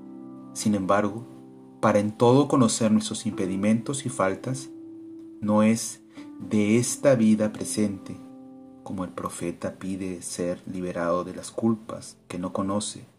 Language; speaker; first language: Spanish; native; Spanish